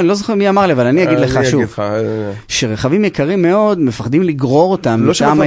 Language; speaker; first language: Hebrew; native; Hebrew